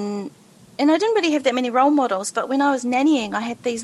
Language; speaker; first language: English; native; English